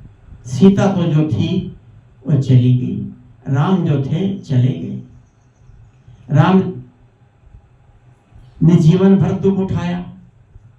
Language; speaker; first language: Hindi; native; Hindi